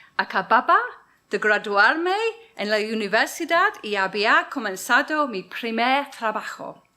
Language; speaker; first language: Spanish; non-native, learner; English